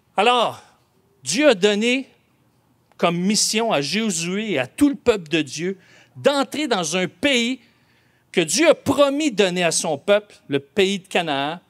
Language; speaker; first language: French; native; French